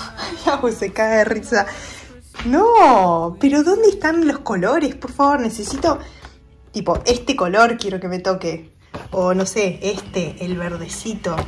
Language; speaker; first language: Spanish; native; Spanish